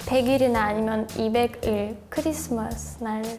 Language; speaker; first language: Korean; non-native, fluent; Russian